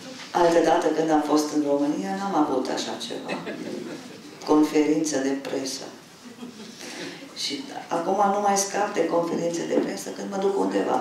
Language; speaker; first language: Romanian; non-native, local second language; German